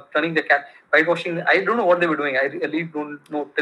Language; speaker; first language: English; non-native, local second language; Kannada